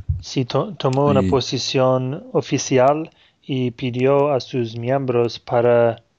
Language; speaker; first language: Spanish; non-native, fluent; Portuguese